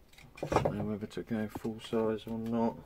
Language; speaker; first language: English; native; English